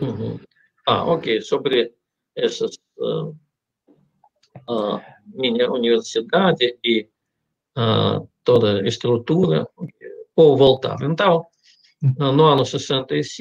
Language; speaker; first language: Portuguese; non-native, fluent; Russian